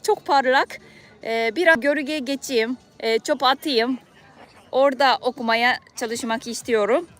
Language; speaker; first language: Turkish; non-native, fluent; Japanese